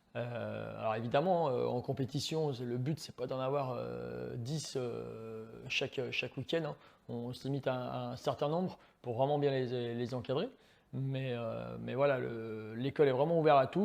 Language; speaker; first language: French; native; French